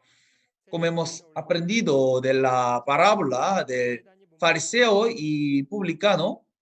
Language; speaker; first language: Spanish; non-native, fluent; Korean